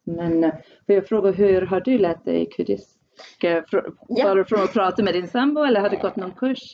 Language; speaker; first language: Swedish; non-native, fluent; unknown